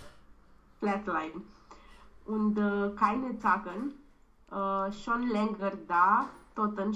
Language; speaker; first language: German; non-native, learner; Romanian